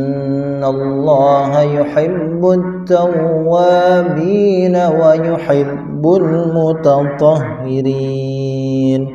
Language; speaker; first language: Arabic; non-native, fluent; Indonesian